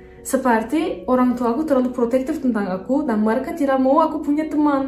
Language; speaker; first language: Indonesian; non-native, fluent; Turkish